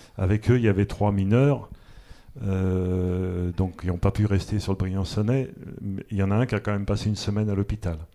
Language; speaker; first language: French; native; French